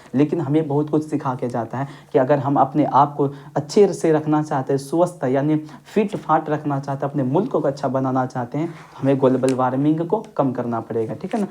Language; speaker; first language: Urdu; native; Urdu